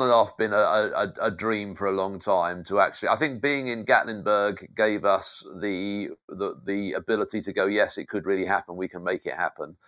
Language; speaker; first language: English; native; English